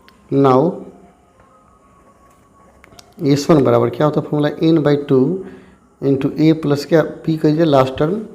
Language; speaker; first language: Hindi; native; Hindi